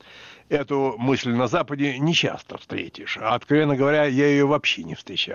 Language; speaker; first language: Russian; native; Russian